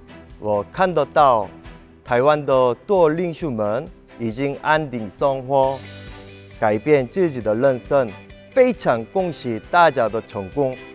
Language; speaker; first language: Chinese; non-native, learner; Korean